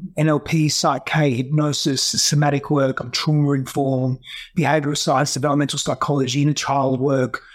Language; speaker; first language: English; non-native, local second language; Greek